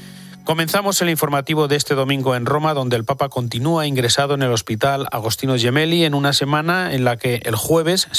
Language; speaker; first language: Spanish; native; Spanish